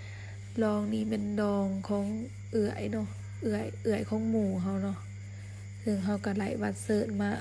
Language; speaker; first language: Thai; non-native, local second language; Northeastern Thai